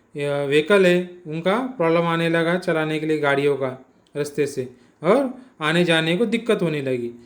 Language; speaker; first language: Hindi; non-native, local second language; Marathi